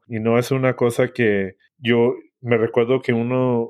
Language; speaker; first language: Spanish; early bilingual, heritage; English